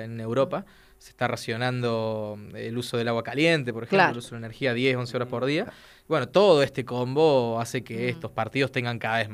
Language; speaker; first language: Spanish; native; Spanish